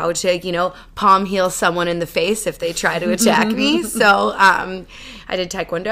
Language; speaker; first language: English; native; English